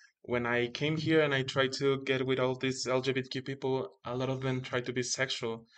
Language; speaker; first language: English; non-native, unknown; Spanish